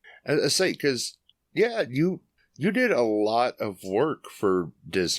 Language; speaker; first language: English; native; English